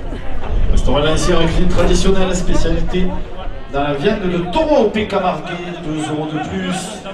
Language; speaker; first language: French; native; French